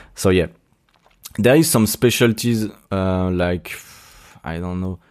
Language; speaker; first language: English; non-native, fluent; French